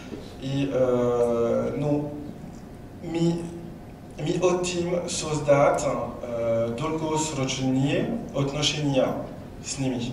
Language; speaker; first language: Russian; non-native, learner; French